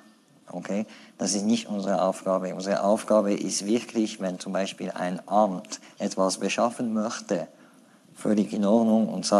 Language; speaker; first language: German; non-native, fluent; French